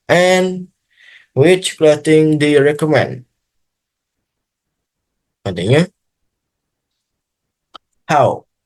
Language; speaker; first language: English; non-native, learner; Indonesian